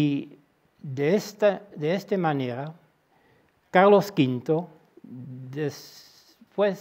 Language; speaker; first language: Spanish; non-native, fluent; Dutch